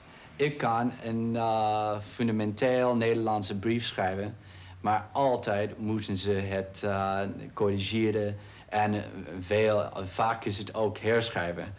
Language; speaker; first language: Dutch; non-native, fluent; English